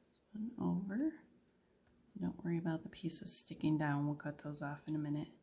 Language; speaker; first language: English; native; English